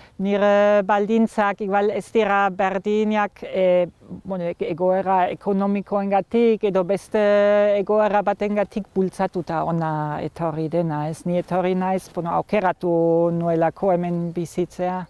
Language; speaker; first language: Basque; non-native, fluent; German